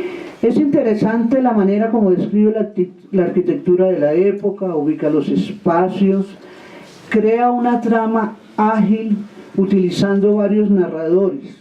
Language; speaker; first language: Spanish; native; Spanish